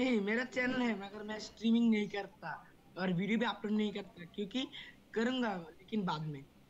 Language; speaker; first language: Hindi; non-native, fluent; Bangla